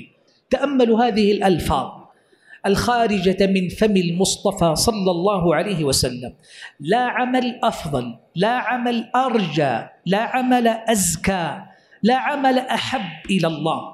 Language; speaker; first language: Arabic; native; Arabic